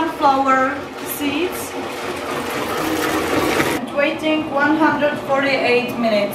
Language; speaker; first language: English; non-native, learner; Czech